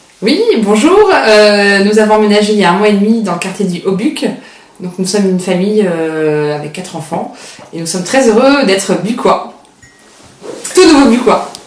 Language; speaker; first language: French; native; French